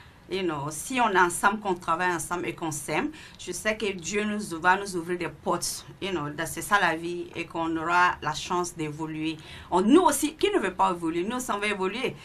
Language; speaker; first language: French; non-native, local second language; Mandingo